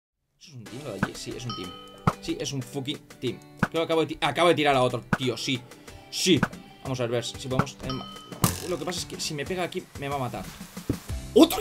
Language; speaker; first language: Spanish; native; Spanish